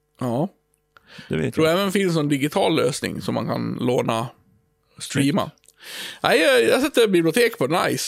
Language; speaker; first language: Swedish; native; Swedish